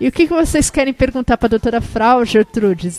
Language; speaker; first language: Portuguese; native; Portuguese